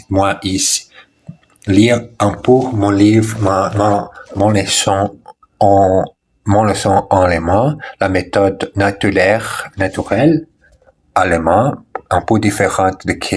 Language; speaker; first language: French; non-native, learner; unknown